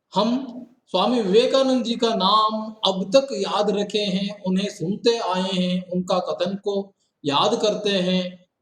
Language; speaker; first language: Hindi; non-native, local second language; Kannada